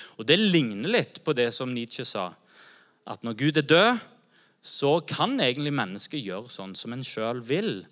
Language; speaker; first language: Norwegian; native; Norwegian